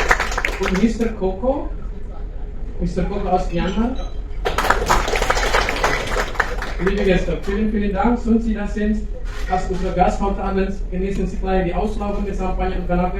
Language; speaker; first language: German; non-native, learner; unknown